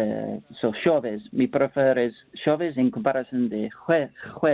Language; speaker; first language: Spanish; non-native, learner; English